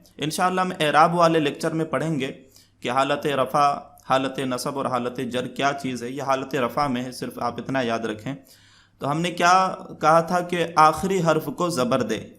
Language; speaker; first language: Urdu; native; Urdu